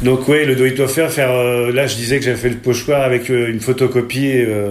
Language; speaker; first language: French; native; French